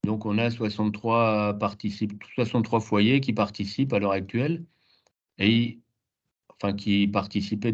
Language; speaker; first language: French; native; French